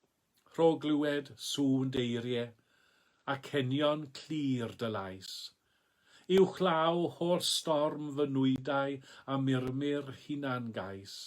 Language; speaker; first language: Welsh; native; Welsh